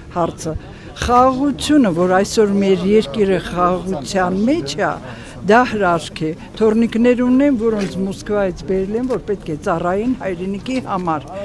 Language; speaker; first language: Armenian; native; Armenian